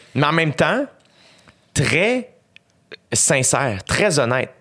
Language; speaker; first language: French; native; French